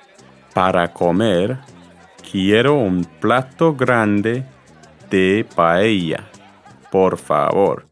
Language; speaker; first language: Spanish; non-native, fluent; English